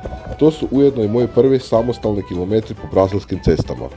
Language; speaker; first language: Croatian; native; Croatian